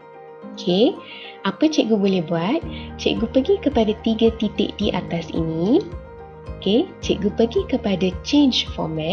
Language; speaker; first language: Malay; native; Malay